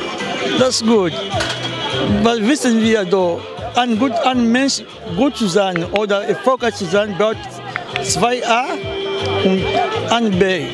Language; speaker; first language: German; non-native, learner; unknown